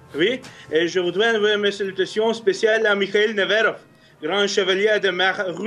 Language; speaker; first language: French; non-native, fluent; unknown